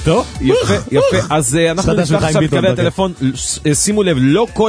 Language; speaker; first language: Hebrew; native; Hebrew